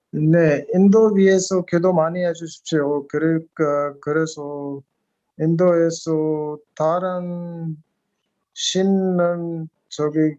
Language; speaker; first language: Korean; non-native, learner; Hindi